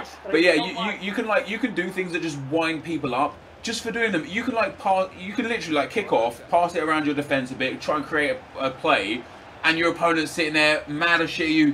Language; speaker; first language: English; native; English